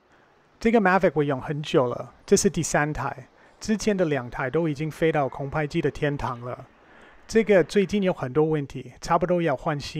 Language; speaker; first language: Chinese; non-native, fluent; English